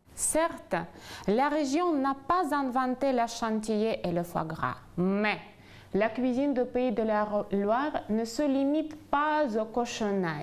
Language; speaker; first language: French; non-native, fluent; Ukrainian